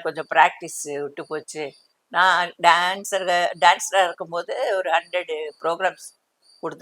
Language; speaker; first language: Tamil; non-native, local second language; Telugu